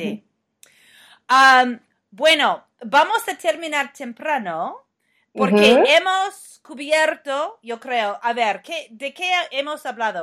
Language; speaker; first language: Spanish; non-native, fluent; English